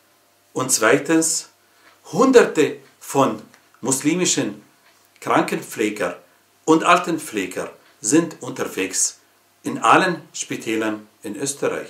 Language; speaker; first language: German; non-native, fluent; Arabic